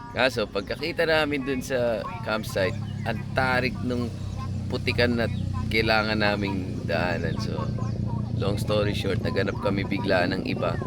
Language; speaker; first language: Filipino; native; Filipino